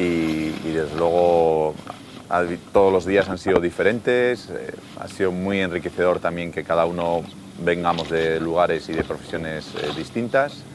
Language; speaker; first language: Spanish; native; Spanish